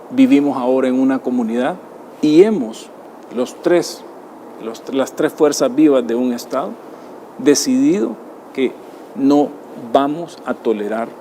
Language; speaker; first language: Spanish; native; Spanish